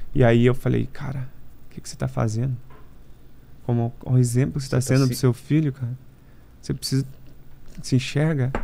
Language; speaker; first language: Portuguese; native; Portuguese